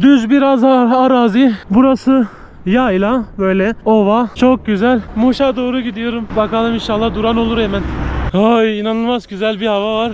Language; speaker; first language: Turkish; native; Turkish